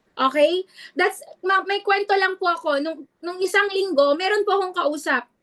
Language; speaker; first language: Filipino; non-native, local second language; Iloko